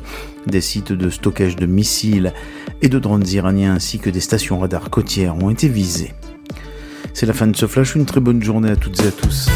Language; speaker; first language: French; native; French